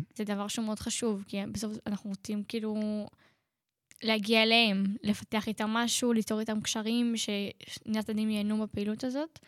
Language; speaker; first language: Hebrew; native; Hebrew